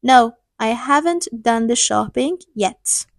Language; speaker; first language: English; non-native, fluent; Persian